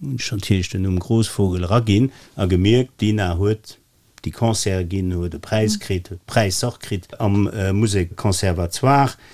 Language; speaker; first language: Luxembourgish; native; Luxembourgish